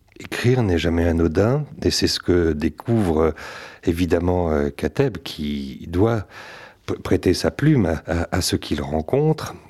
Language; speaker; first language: French; native; French